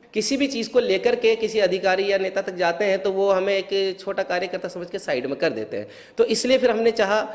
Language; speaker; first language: Hindi; native; Hindi